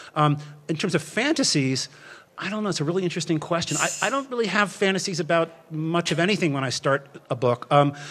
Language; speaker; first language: English; native; English